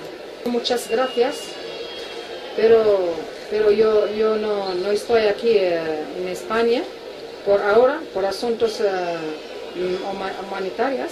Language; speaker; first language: Spanish; non-native, local second language; Arabic